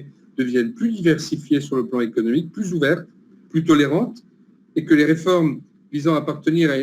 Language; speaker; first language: French; native; French